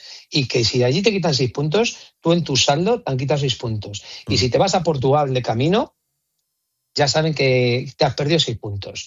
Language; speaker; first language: Spanish; native; Spanish